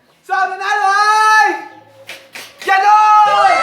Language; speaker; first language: Filipino; non-native, local second language; Cebuano